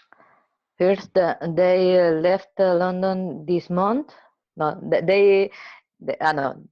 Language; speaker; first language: English; non-native, learner; Spanish